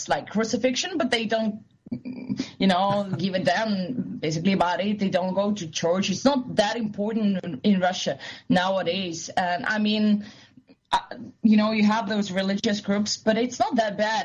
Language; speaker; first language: English; non-native, fluent; Russian